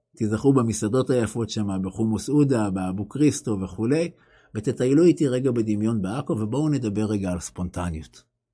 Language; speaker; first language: Hebrew; native; Hebrew